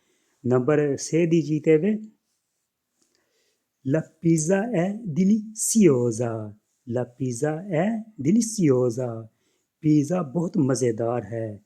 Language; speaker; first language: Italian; non-native, fluent; Punjabi